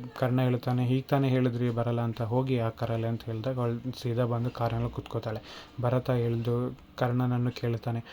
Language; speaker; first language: Kannada; native; Kannada